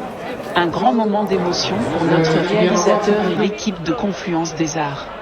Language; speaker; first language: French; native; French